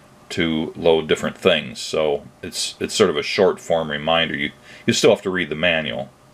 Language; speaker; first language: English; native; English